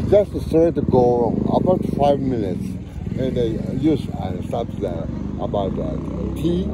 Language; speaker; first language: English; non-native, learner; Japanese